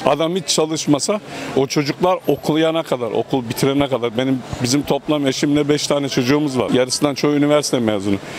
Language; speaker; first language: Turkish; native; Turkish